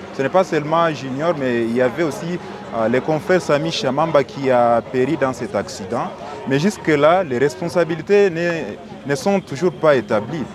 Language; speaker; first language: French; non-native, local second language; Swahili